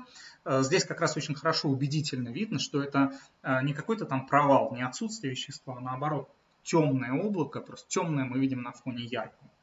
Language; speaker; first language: Russian; native; Russian